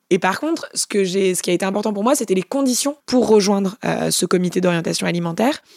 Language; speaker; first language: French; native; French